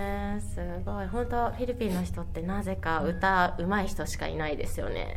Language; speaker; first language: Japanese; native; Japanese